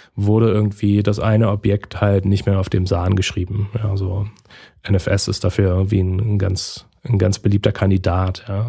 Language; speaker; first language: German; native; German